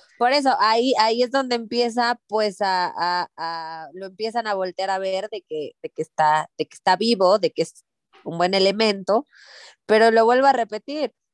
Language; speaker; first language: Spanish; native; Spanish